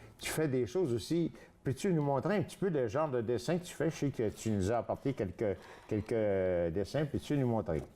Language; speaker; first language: French; native; French